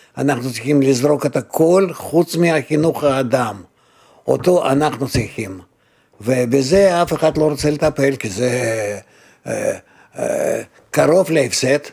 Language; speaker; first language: Hebrew; non-native, fluent; Russian